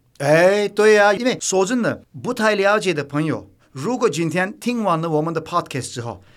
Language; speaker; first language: Chinese; non-native, fluent; Turkish